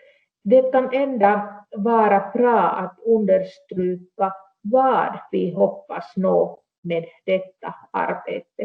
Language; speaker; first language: Swedish; non-native, local second language; Finnish